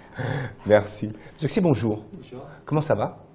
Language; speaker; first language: French; native; French